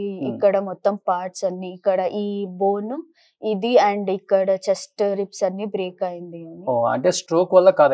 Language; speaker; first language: Telugu; native; Telugu